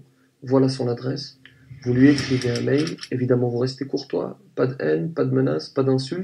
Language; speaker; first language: French; native; French